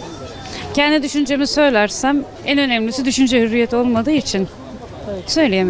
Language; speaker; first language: Turkish; native; Turkish